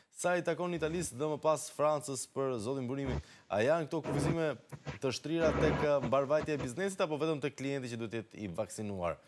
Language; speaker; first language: Albanian; native; Albanian